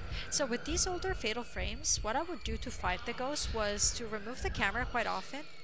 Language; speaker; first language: English; early bilingual, other home language; Italian